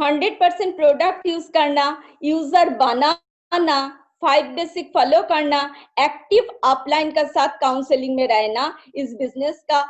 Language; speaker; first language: Hindi; non-native, local second language; Bangla